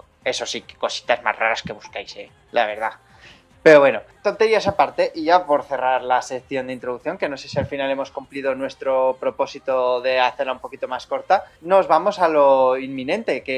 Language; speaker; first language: Spanish; native; Spanish